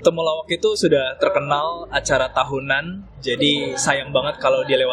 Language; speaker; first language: Indonesian; native; Indonesian